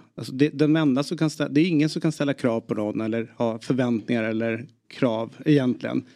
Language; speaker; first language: Swedish; native; Swedish